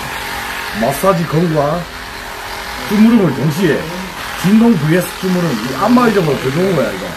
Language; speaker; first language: Korean; native; Korean